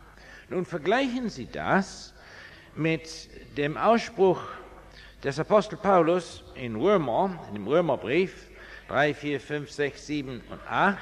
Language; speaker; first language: German; non-native, fluent; English